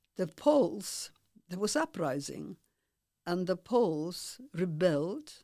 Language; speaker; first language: English; non-native, fluent; Polish